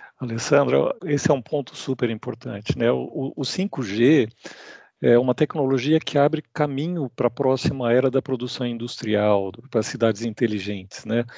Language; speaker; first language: Portuguese; native; Portuguese